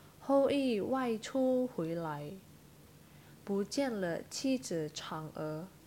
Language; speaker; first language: Chinese; non-native, fluent; Indonesian